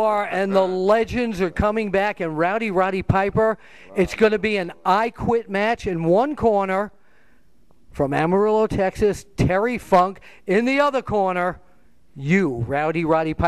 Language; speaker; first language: English; native; English